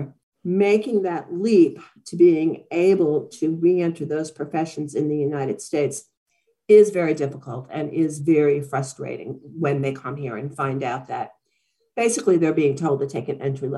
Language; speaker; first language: English; native; English